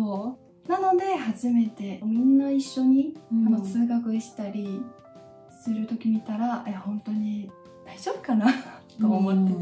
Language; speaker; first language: Japanese; non-native, fluent; Chinese